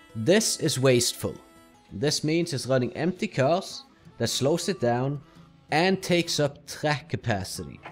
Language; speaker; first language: English; non-native, fluent; Norwegian